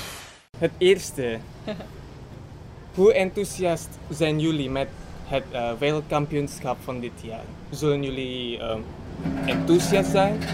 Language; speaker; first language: Dutch; non-native, learner; Indonesian